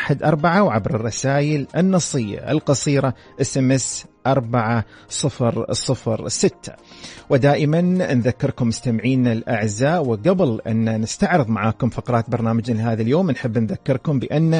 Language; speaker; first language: Arabic; native; Arabic